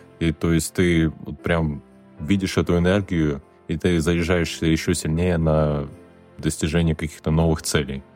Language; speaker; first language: Russian; native; Russian